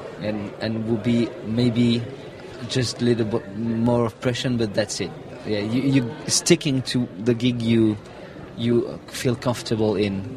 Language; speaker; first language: English; non-native, fluent; French